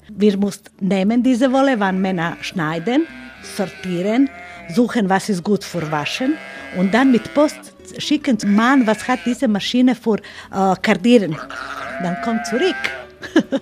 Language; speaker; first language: German; non-native, learner; Croatian